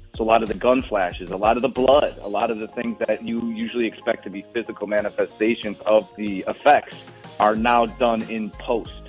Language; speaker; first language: English; native; English